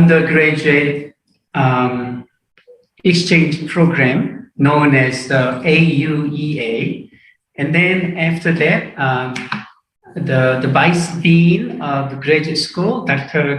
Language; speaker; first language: English; non-native, fluent; Korean